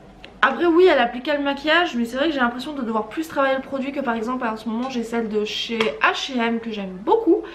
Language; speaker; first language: French; native; French